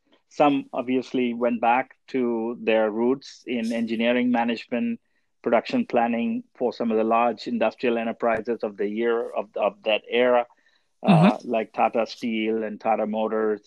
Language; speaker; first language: English; non-native, local second language; Tamil